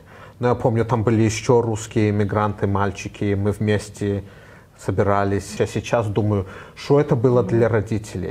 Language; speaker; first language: Russian; early bilingual, heritage; Russian